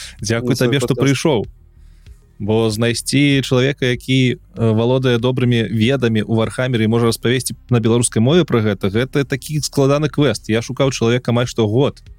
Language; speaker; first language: Belarusian; non-native, local second language; Russian